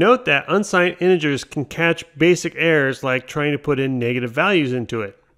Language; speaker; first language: English; native; English